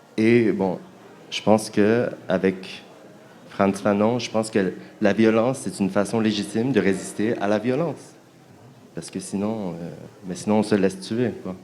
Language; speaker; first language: French; native; French